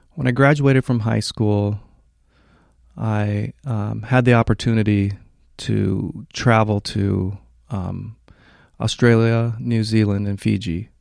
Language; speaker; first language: English; native; English